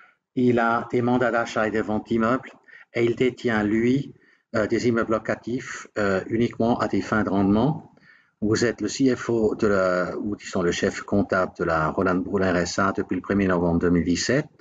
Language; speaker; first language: French; native; French